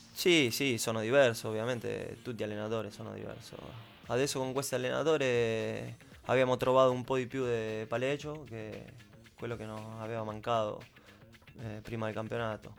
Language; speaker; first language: Italian; non-native, learner; Spanish